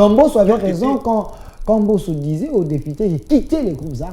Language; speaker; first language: French; non-native, local second language; Lingala